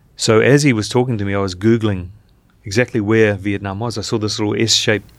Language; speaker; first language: English; native; English